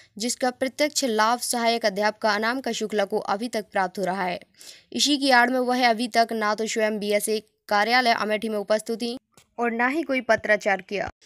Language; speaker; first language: Hindi; native; Hindi